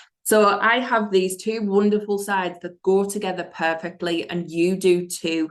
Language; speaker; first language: English; native; English